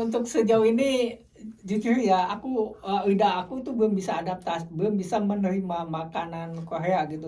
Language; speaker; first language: Indonesian; native; Indonesian